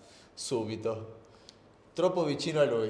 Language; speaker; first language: Italian; non-native, learner; Spanish